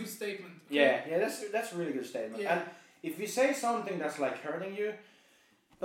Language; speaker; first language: English; non-native, fluent; Finnish